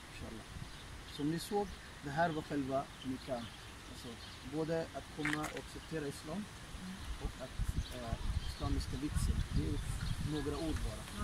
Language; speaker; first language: Swedish; non-native, fluent; Arabic